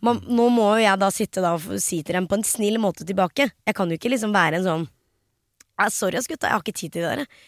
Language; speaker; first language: Norwegian; early bilingual, other home language; Hindi